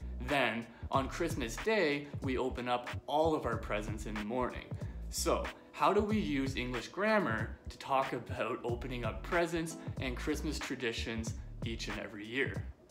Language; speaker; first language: English; native; English